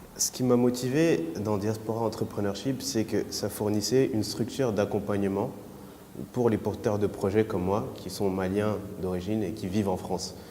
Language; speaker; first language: French; native; French